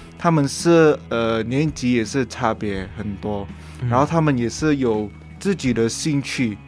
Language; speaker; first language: Chinese; non-native, fluent; Indonesian